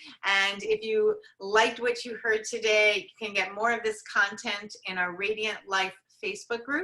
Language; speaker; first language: English; native; English